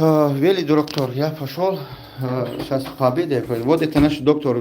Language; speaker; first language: Russian; non-native, learner; Tajik